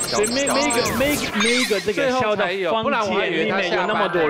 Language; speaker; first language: Chinese; non-native, fluent; Slovak